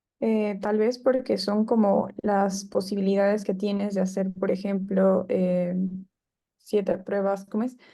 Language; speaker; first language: Spanish; non-native, learner; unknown